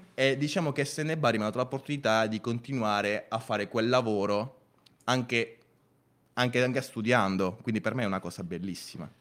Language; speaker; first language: Italian; early bilingual, other home language; Spanish